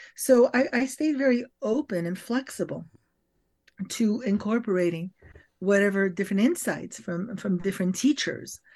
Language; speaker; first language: English; early bilingual, other home language; French